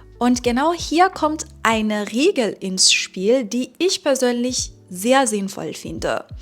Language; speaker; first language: German; non-native, fluent; Persian